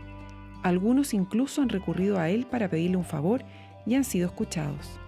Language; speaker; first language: Spanish; native; Spanish